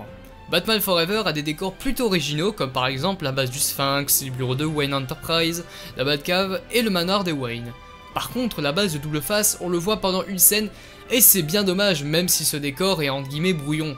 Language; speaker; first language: French; native; French